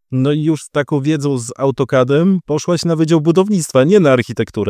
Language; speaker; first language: Polish; native; Polish